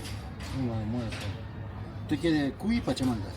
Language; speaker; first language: Spanish; native; Spanish